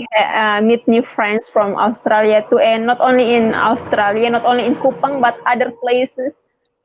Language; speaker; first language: English; non-native, learner; Indonesian